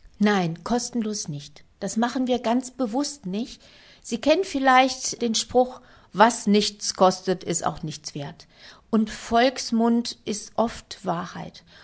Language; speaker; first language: German; native; German